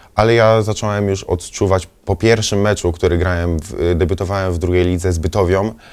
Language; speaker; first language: Polish; native; Polish